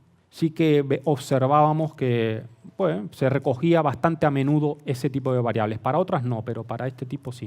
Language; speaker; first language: Spanish; native; Spanish